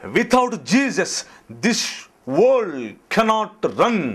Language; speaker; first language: English; non-native, local second language; Telugu